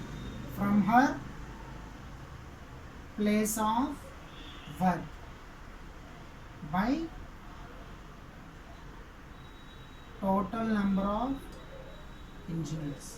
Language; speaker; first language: English; non-native, local second language; Telugu